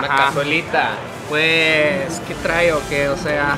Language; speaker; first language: Spanish; non-native, fluent; German